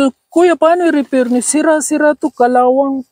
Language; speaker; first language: Filipino; non-native, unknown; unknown